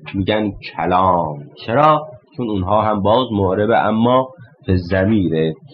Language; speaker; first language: Persian; native; Persian